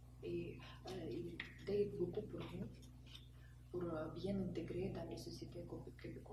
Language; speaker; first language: French; non-native, learner; Russian